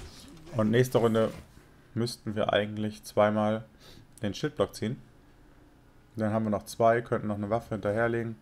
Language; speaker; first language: German; native; German